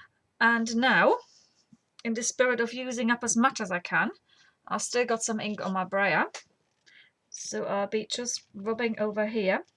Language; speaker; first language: English; native; English